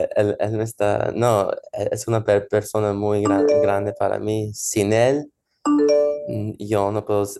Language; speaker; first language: Spanish; early bilingual, heritage; Spanish